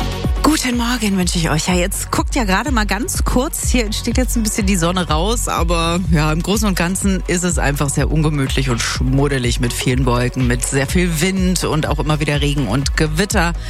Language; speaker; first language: German; native; German